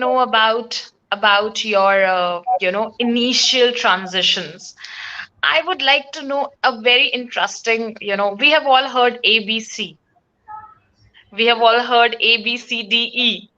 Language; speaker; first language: English; non-native, local second language; Hindi